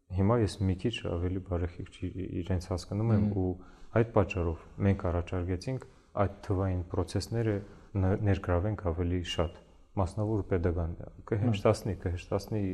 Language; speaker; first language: Armenian; early bilingual, heritage; Armenian